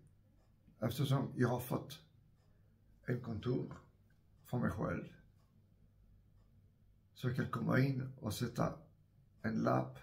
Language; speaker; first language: Swedish; non-native, fluent; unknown